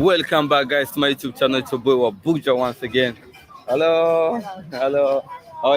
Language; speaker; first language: English; non-native, fluent; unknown